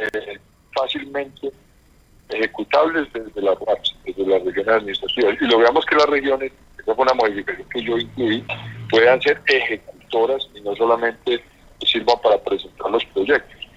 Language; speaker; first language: Spanish; native; Spanish